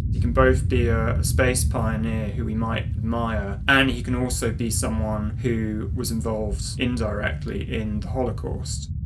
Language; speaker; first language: English; native; English